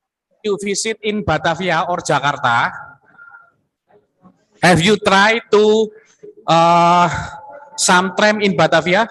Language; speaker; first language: English; non-native, learner; Indonesian